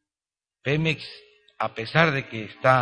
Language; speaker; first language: Spanish; native; Spanish